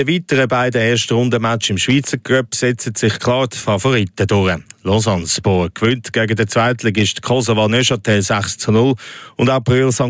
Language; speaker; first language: German; native; German